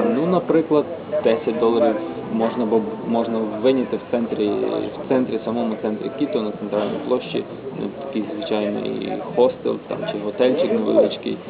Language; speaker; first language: Ukrainian; native; Ukrainian